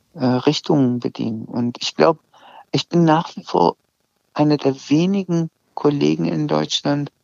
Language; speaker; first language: German; early bilingual, other home language; Azerbaijani